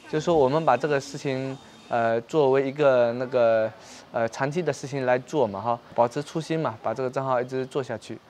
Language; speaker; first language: Chinese; native; Chinese